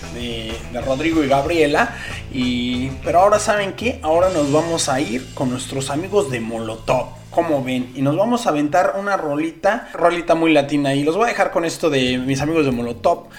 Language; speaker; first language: Spanish; native; Spanish